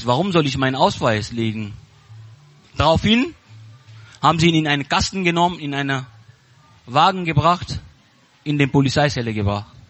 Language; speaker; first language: German; non-native, learner; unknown